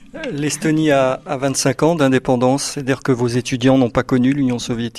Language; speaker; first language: French; native; French